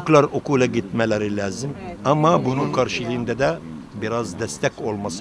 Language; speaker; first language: Turkish; non-native, fluent; Arabic